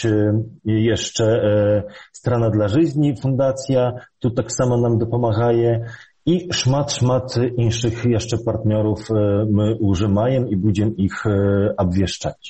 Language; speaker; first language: Belarusian; early bilingual, heritage; Polish